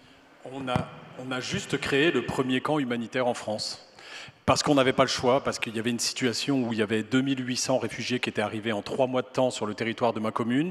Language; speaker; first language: French; native; French